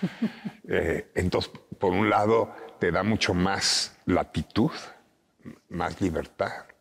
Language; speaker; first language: Spanish; native; Spanish